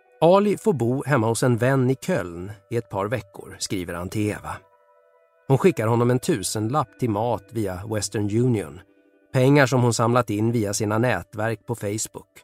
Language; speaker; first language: Swedish; native; Swedish